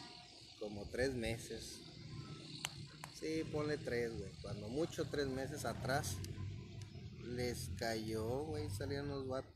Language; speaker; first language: Spanish; native; Spanish